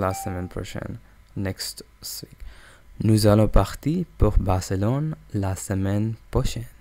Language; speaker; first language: French; non-native, learner; English